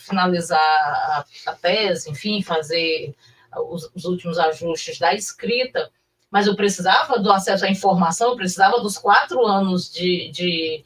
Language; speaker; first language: Portuguese; native; Portuguese